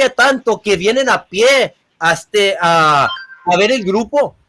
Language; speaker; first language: Spanish; early bilingual, other home language; English